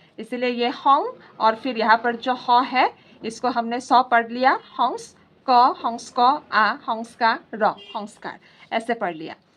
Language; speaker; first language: Hindi; non-native, local second language; Assamese